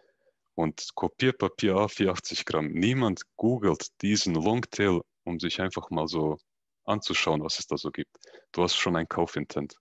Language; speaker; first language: German; native; German